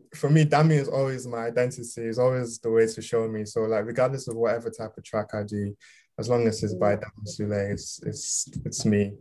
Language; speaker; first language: English; early bilingual, other home language; Yoruba